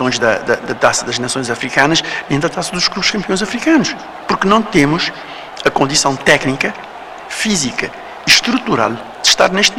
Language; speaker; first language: Portuguese; non-native, local second language; Kabuverdianu